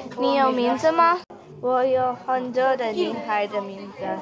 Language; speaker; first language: Chinese; non-native, learner; English